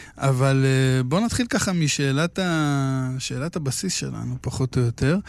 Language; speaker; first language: Hebrew; native; Hebrew